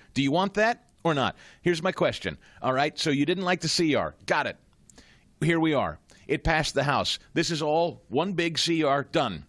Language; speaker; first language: English; native; English